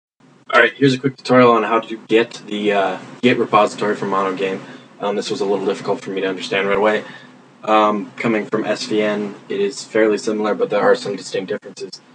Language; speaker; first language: English; native; English